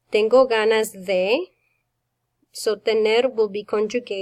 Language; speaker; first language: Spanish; non-native, fluent; English